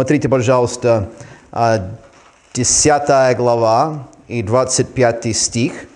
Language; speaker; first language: Russian; non-native, fluent; English